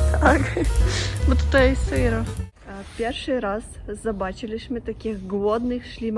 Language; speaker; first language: Polish; non-native, learner; Russian